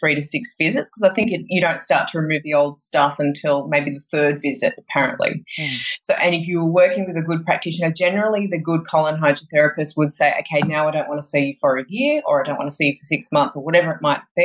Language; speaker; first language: English; native; English